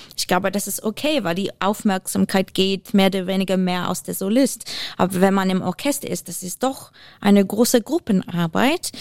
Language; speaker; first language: German; non-native, fluent; English